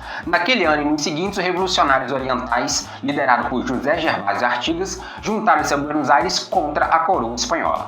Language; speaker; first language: Portuguese; native; Portuguese